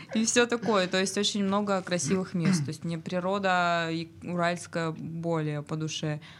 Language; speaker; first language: Russian; native; Russian